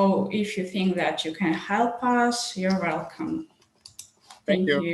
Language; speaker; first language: English; non-native, fluent; Russian